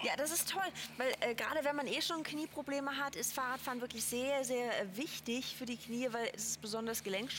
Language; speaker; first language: German; native; German